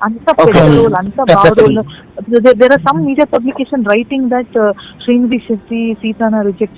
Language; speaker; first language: Telugu; non-native, local second language; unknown